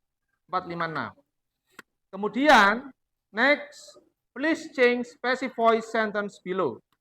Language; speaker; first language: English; non-native, learner; Javanese